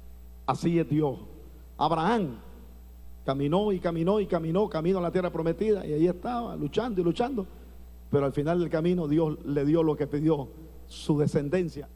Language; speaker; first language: Spanish; native; Spanish